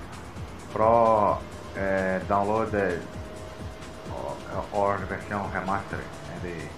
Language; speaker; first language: English; non-native, learner; Portuguese